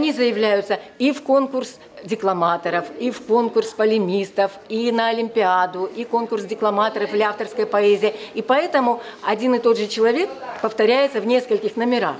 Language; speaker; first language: Russian; native; Russian